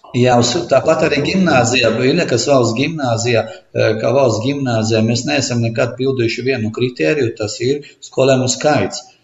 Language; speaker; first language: Latvian; non-native, local second language; Russian